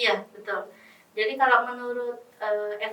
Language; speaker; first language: Indonesian; native; Indonesian